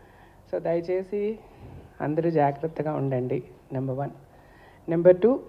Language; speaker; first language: Telugu; native; Telugu